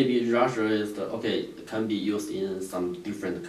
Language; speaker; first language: English; non-native, learner; Chinese